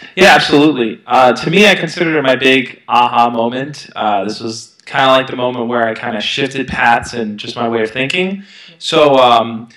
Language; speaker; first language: English; native; English